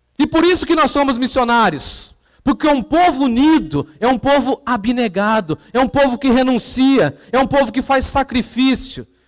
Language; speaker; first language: Portuguese; native; Portuguese